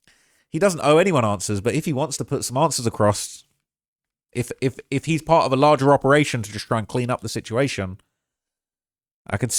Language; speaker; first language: English; native; English